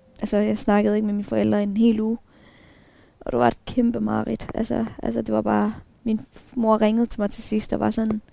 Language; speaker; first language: Danish; early bilingual, other home language; Arabic